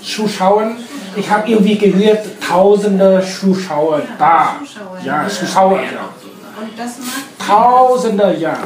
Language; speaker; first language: German; non-native, learner; Vietnamese